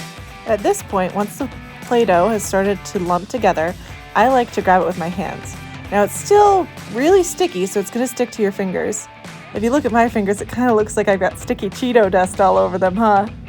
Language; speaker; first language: English; native; English